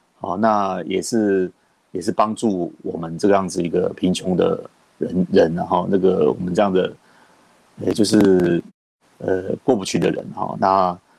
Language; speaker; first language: Chinese; native; Chinese